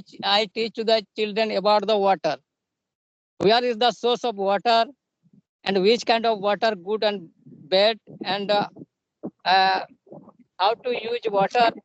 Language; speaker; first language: English; non-native, learner; Santali